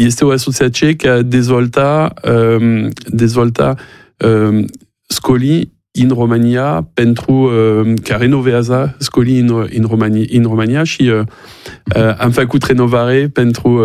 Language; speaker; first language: Romanian; non-native, fluent; French